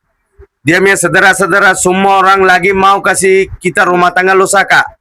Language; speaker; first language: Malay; non-native, learner; Bangla